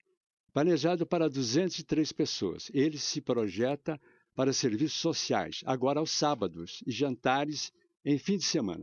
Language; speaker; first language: Portuguese; native; Portuguese